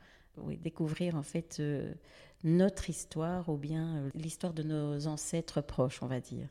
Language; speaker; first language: French; native; French